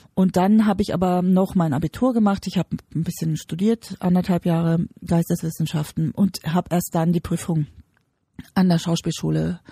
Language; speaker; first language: German; native; German